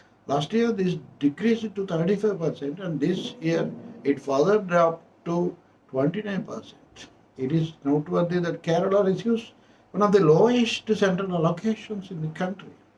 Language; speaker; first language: English; non-native, local second language; Telugu